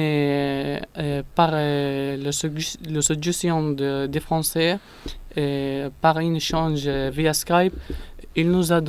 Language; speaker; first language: French; non-native, learner; Arabic